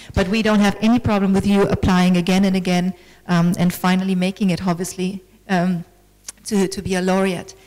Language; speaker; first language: English; non-native, fluent; German